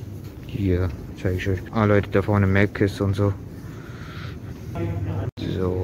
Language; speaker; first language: German; early bilingual, other home language; Turkish